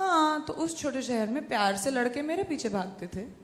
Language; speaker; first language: Hindi; native; Hindi